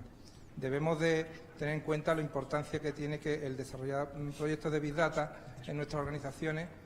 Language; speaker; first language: Spanish; native; Spanish